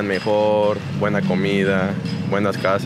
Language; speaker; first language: Spanish; native; Spanish